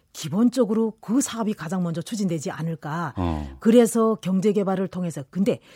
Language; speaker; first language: Korean; native; Korean